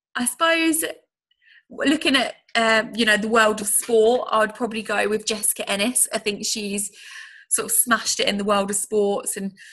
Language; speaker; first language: English; native; English